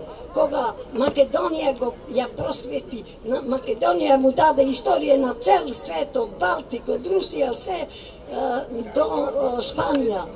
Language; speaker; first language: Macedonian; native; Macedonian